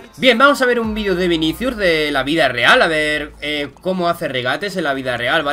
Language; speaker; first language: Spanish; native; Spanish